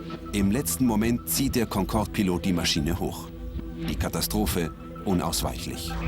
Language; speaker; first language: German; native; German